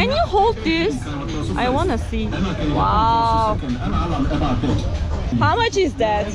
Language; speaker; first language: English; non-native, learner; Turkish